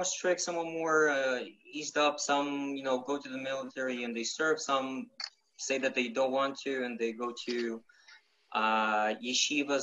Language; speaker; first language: English; non-native, fluent; Ukrainian